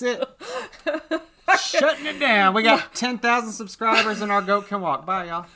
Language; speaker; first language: English; native; English